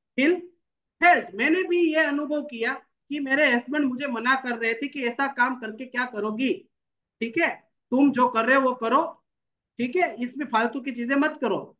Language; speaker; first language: Hindi; non-native, local second language; Gujarati